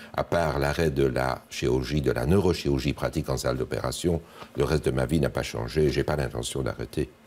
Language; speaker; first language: French; native; French